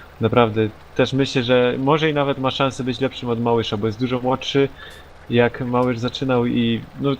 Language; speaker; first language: Polish; native; Polish